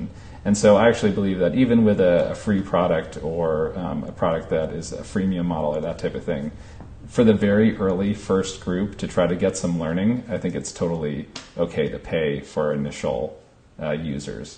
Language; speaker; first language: English; native; English